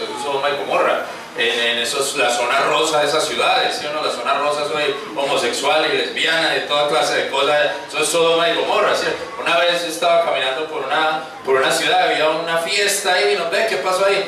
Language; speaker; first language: Spanish; native; Spanish